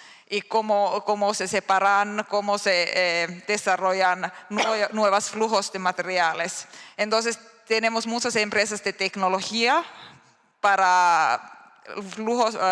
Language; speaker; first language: Spanish; non-native, learner; Finnish